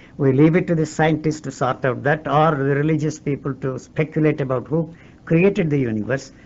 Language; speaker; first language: English; non-native, local second language; Telugu